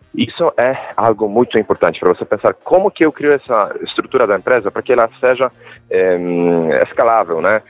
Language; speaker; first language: Portuguese; non-native, fluent; Polish